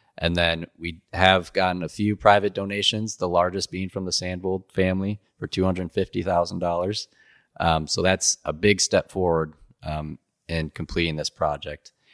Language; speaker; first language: English; native; English